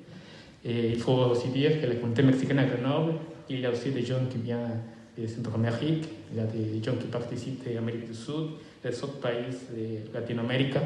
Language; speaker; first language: French; non-native, fluent; Spanish